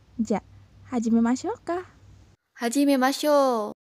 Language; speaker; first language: Japanese; non-native, learner; Indonesian